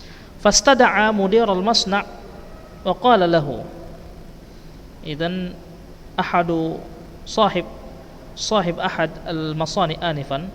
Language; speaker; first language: Arabic; non-native, fluent; Indonesian